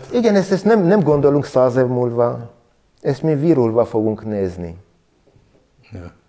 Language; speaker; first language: Hungarian; non-native, learner; Armenian